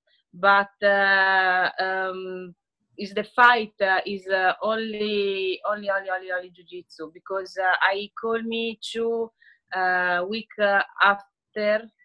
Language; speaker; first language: English; non-native, learner; Italian